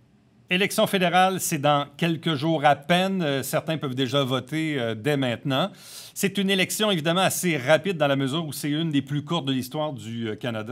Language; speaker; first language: French; native; French